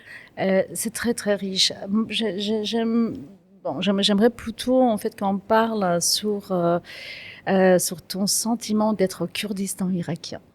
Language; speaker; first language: French; non-native, fluent; Kurdish